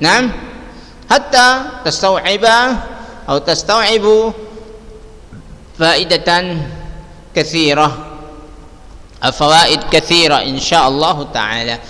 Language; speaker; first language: Arabic; non-native, fluent; Indonesian